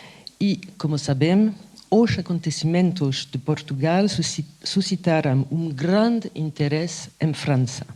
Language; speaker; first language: Portuguese; non-native, fluent; French